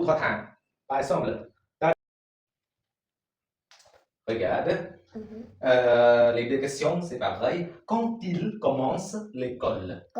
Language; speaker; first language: French; non-native, learner; Khmer